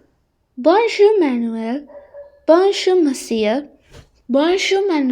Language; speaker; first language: French; non-native, learner; Sinhala